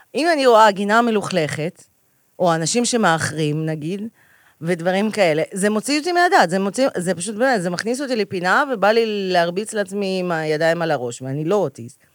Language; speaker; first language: Hebrew; early bilingual, other home language; Russian